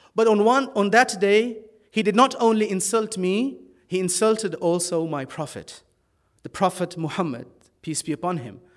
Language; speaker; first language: English; early bilingual, other home language; Dutch